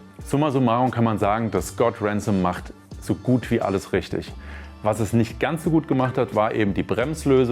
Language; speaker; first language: German; native; German